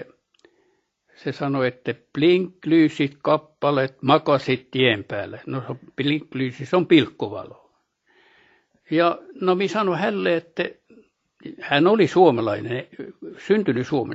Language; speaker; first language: Finnish; early bilingual, heritage; Finnish